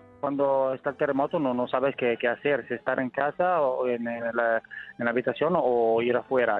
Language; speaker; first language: Spanish; non-native, learner; Italian